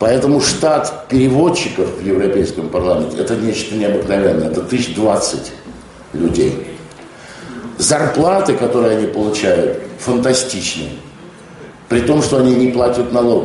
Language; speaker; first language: Russian; native; Russian